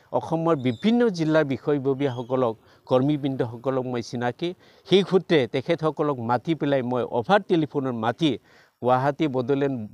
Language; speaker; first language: Assamese; non-native, local second language; Bodo